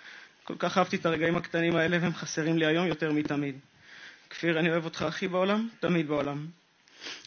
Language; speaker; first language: Hebrew; native; Hebrew